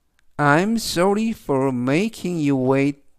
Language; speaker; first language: English; non-native, fluent; Korean